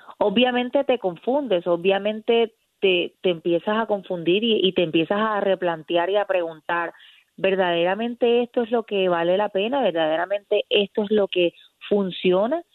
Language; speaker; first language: Spanish; native; Spanish